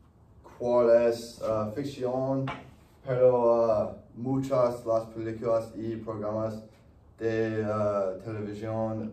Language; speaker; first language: Spanish; non-native, learner; English